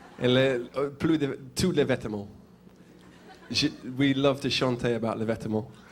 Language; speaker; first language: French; non-native, learner; English